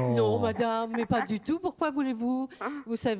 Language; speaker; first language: French; native; French